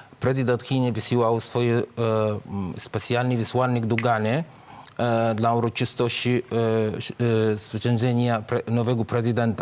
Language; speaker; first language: Polish; non-native, fluent; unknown